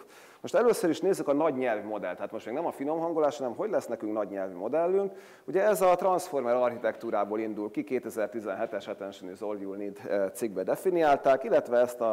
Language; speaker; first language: Hungarian; native; Hungarian